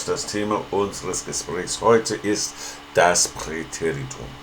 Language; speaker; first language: German; non-native, fluent; English